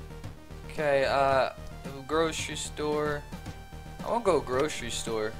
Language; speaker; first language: English; native; English